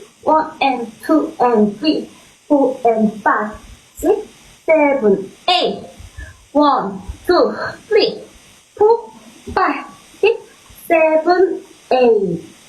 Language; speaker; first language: English; non-native, learner; Korean